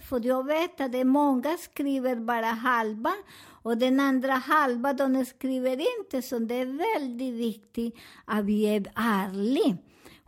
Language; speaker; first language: Swedish; non-native, learner; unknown